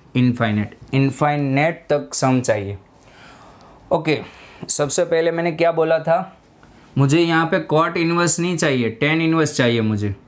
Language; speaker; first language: Hindi; non-native, local second language; Gujarati